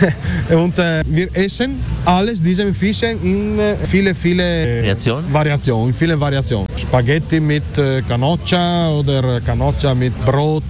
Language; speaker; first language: German; non-native, learner; Italian